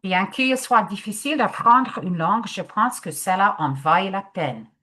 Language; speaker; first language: French; non-native, fluent; English